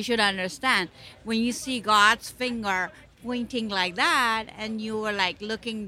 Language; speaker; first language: English; non-native, local second language; Bangla